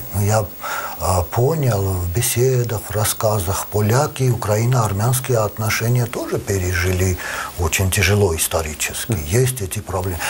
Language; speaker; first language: Russian; non-native, local second language; Armenian